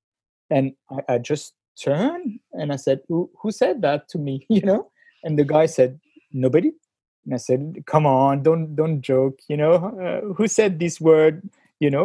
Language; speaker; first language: English; non-native, fluent; French